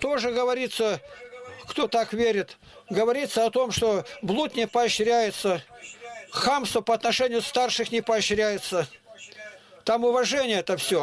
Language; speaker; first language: Russian; native; Russian